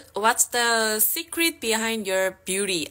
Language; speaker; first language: English; non-native, learner; Korean